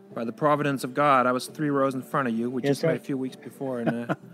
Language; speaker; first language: English; non-native, fluent; Danish